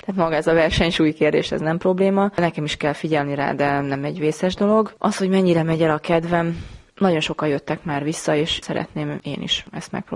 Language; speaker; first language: Hungarian; native; Hungarian